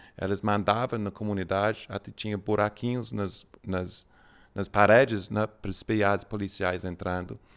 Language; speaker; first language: Portuguese; non-native, fluent; English